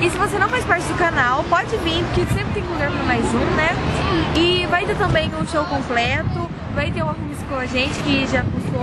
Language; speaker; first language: Portuguese; native; Portuguese